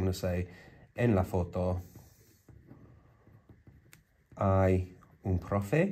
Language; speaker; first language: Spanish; non-native, learner; English